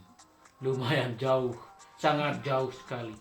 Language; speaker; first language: Indonesian; non-native, local second language; Sasak